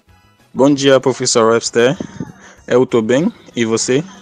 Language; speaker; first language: Portuguese; non-native, fluent; Haitian Creole